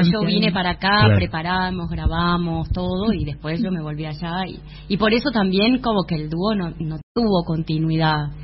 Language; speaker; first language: Spanish; native; Spanish